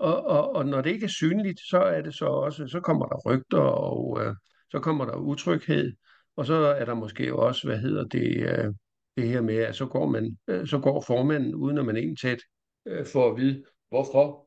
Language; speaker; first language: Danish; native; Danish